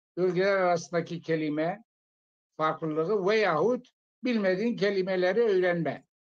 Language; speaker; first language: Turkish; non-native, local second language; Zaza